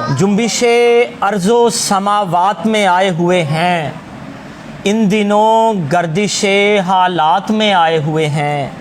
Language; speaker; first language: Urdu; non-native, local second language; Punjabi